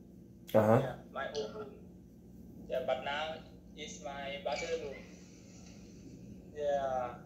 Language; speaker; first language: English; non-native, learner; Thai